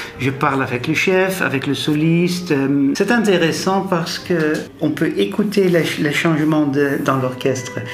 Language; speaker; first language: French; non-native, fluent; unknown